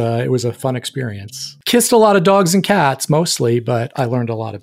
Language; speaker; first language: English; native; English